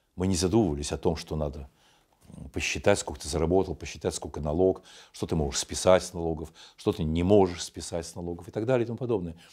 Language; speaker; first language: Russian; native; Russian